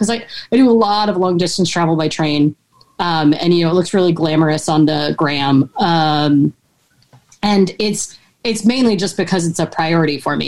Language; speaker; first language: English; native; English